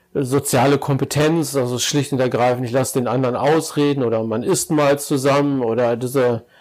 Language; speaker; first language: German; native; German